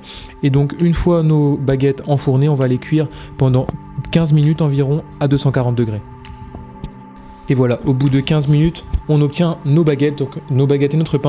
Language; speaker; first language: French; native; French